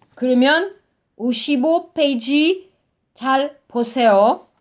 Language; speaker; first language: Korean; non-native, learner; French